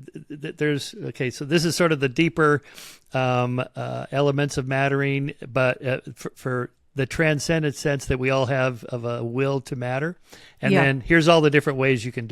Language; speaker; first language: English; native; English